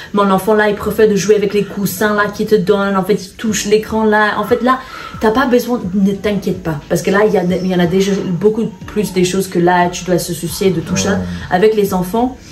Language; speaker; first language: French; non-native, fluent; English